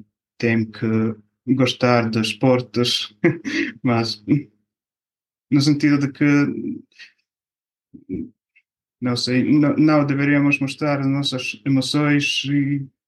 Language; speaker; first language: Portuguese; non-native, fluent; Bosnian